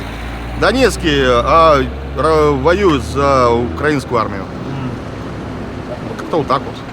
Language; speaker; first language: Russian; native; Russian